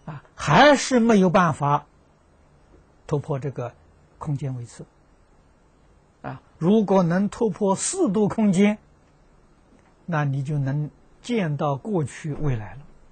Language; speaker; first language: Chinese; native; Chinese